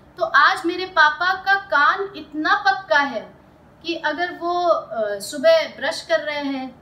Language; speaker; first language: Hindi; native; Hindi